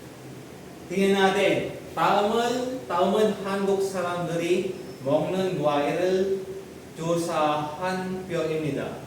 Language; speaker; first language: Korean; non-native, fluent; Filipino